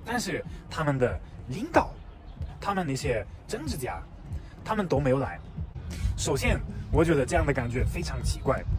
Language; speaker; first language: Chinese; non-native, fluent; German